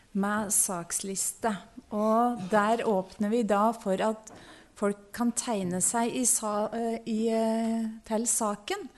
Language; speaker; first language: Norwegian; native; Norwegian